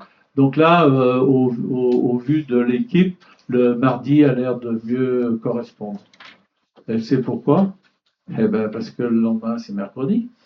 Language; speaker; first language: French; native; French